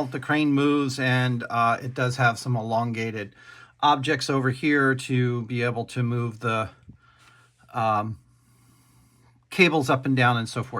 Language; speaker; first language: English; native; English